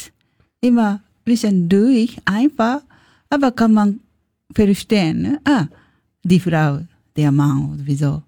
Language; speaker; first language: German; non-native, learner; Japanese